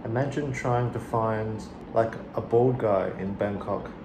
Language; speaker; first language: English; native; English